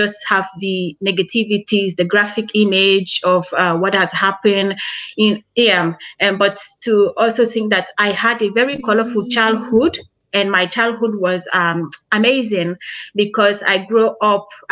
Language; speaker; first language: English; early bilingual, other home language; Krio